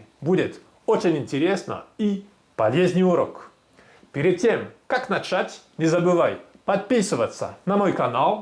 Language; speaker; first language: Russian; non-native, fluent; French